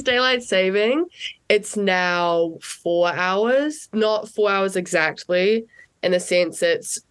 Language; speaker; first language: English; native; English